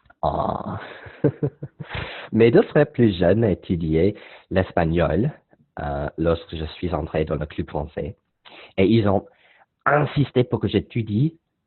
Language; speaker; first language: French; non-native, learner; English